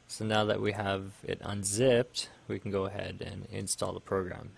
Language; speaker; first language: English; native; English